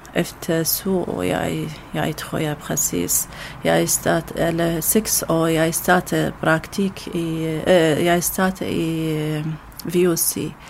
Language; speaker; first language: Danish; non-native, learner; Arabic